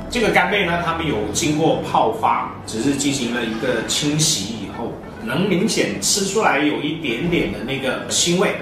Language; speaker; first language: Chinese; native; Chinese